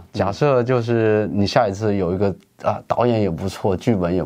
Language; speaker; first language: Chinese; native; Chinese